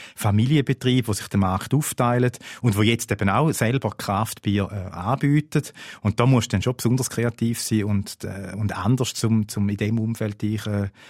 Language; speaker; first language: German; native; German